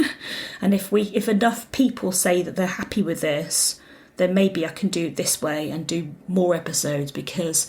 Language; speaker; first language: English; native; English